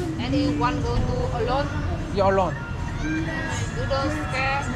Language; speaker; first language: English; non-native, learner; Vietnamese